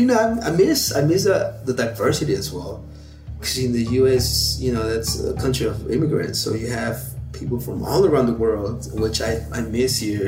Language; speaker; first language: English; native; English